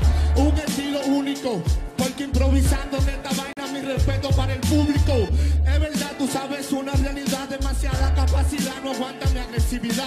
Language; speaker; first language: Spanish; native; Spanish